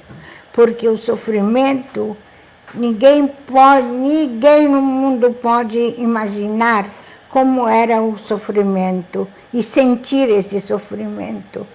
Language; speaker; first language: Portuguese; non-native, fluent; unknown